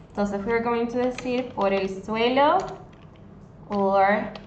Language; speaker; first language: English; non-native, fluent; Spanish